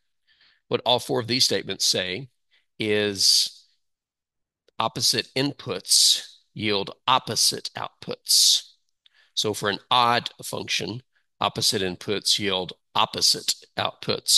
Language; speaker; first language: English; native; English